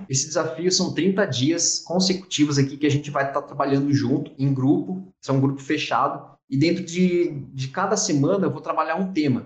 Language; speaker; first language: Portuguese; native; Portuguese